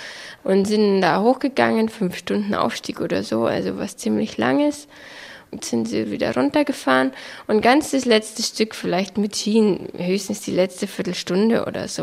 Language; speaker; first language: German; native; German